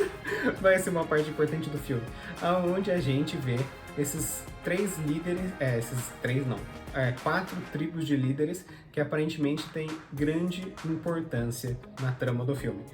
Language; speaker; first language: Portuguese; native; Portuguese